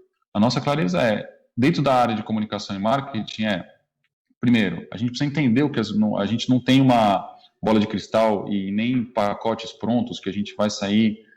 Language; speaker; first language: Portuguese; native; Portuguese